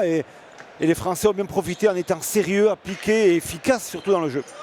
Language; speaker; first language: French; native; French